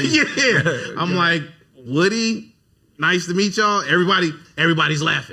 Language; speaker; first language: English; native; English